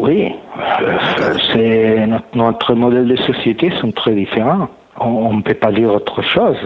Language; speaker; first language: French; non-native, learner; Catalan